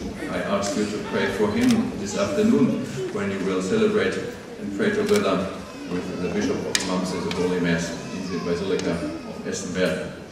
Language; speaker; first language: English; non-native, fluent; German